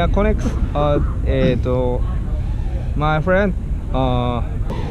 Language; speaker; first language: English; non-native, learner; Japanese